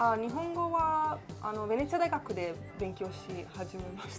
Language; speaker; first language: Japanese; non-native, fluent; Italian